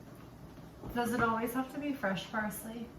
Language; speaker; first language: English; native; English